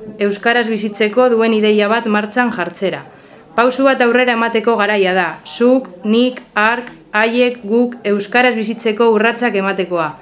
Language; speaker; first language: Basque; non-native, local second language; Spanish